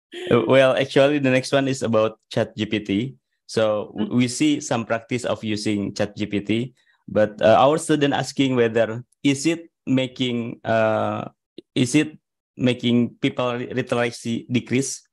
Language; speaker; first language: English; non-native, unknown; Indonesian